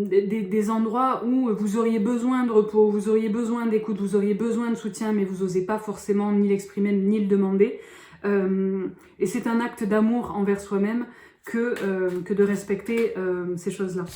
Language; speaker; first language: French; native; French